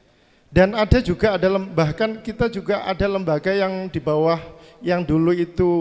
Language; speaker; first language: Indonesian; native; Indonesian